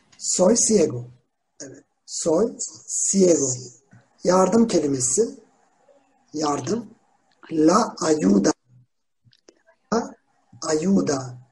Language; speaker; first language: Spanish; non-native, fluent; Turkish